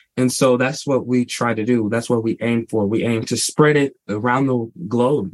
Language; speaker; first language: English; native; English